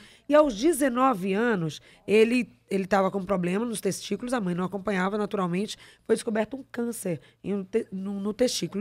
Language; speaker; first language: Portuguese; native; Portuguese